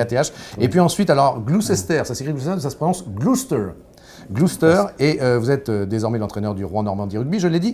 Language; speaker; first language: French; native; French